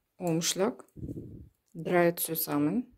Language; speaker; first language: German; non-native, learner; Russian